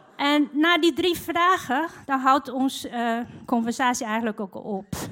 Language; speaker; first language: Dutch; non-native, fluent; Chinese